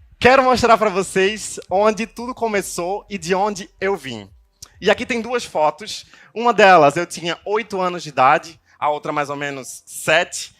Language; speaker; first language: Portuguese; native; Portuguese